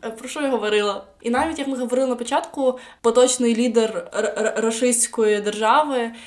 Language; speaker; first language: Ukrainian; non-native, local second language; Russian